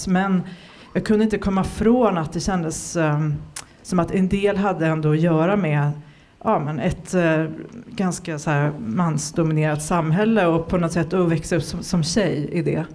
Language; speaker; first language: Swedish; native; Swedish